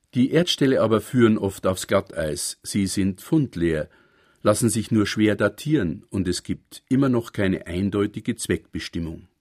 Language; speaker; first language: German; native; German